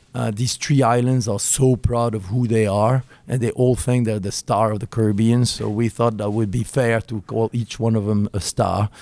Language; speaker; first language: English; non-native, fluent; French